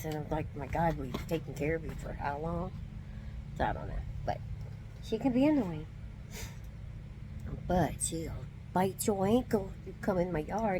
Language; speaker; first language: English; native; English